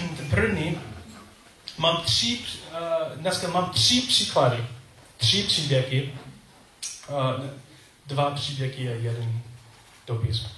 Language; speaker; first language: Czech; non-native, learner; English